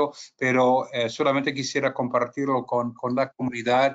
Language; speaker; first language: Spanish; non-native, fluent; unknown